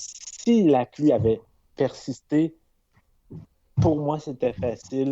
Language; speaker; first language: French; native; French